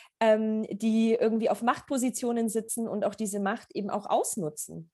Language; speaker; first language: German; early bilingual, other home language; Polish